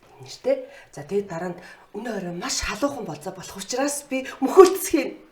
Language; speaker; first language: Mongolian; native; Mongolian